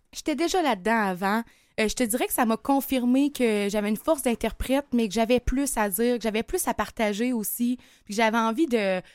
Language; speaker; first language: French; native; French